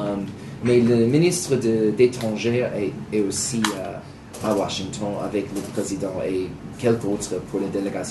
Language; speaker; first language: French; non-native, learner; English